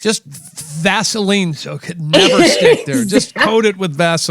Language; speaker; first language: English; native; English